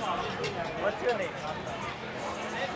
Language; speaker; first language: English; non-native, learner; Turkish